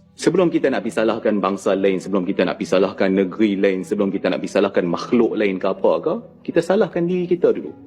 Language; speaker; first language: Malay; native; Malay